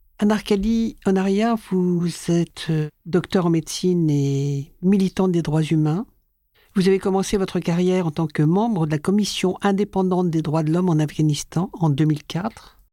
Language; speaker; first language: French; native; French